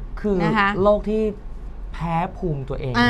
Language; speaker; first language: Thai; native; Thai